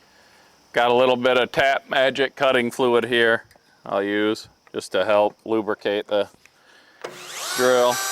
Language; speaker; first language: English; native; English